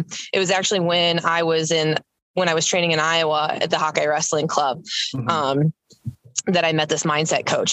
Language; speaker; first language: English; native; English